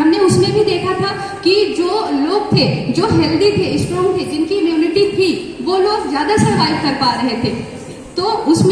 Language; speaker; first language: Hindi; native; Hindi